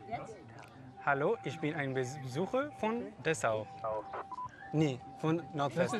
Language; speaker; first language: German; non-native, learner; French